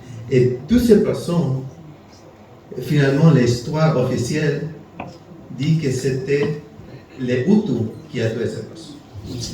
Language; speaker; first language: French; non-native, learner; Spanish